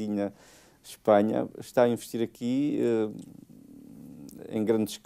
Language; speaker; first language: Portuguese; native; Portuguese